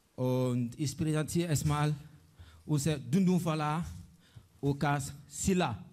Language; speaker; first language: German; non-native, learner; Mandingo